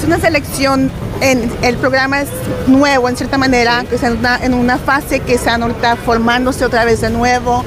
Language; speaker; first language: Spanish; early bilingual, heritage; Spanish